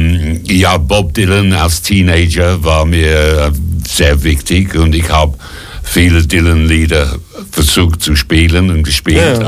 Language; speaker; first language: German; non-native, fluent; English